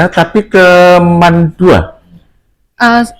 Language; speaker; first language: Indonesian; native; Indonesian